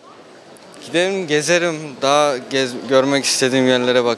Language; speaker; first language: Turkish; native; Turkish